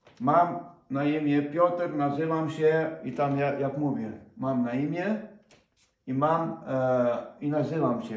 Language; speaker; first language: Polish; non-native, fluent; Ukrainian